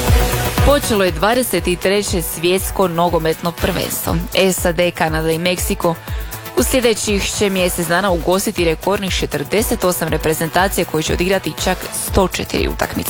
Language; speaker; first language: Croatian; native; Croatian